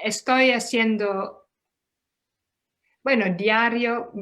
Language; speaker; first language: Spanish; non-native, fluent; Dutch